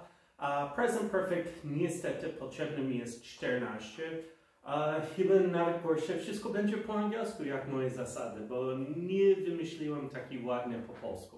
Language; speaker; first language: Polish; non-native, fluent; English